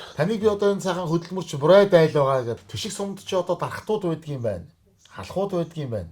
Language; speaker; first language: Mongolian; native; Mongolian